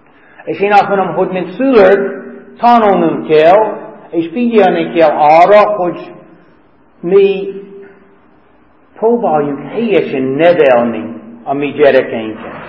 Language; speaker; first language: Hungarian; non-native, fluent; English